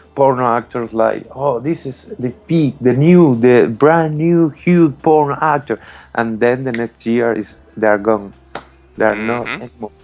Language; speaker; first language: English; non-native, learner; Spanish